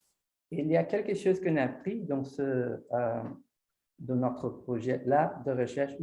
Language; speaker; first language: French; non-native, fluent; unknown